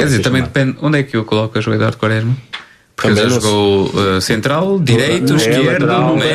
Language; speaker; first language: Portuguese; native; Portuguese